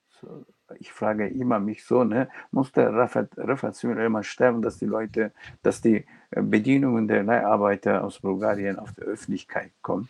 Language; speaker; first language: German; non-native, local second language; Turkish